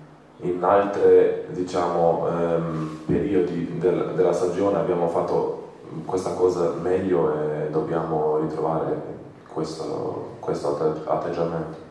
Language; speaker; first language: Italian; non-native, fluent; Croatian